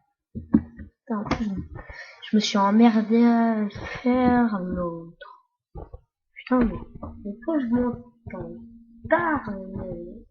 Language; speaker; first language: French; native; French